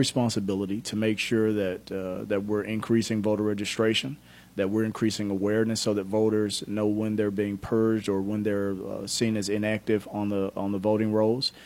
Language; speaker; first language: English; native; English